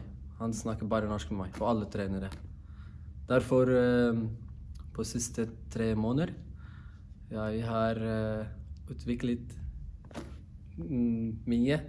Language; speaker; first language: Norwegian; non-native, learner; Portuguese